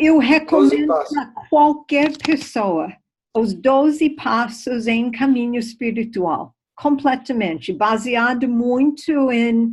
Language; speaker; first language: Portuguese; non-native, fluent; English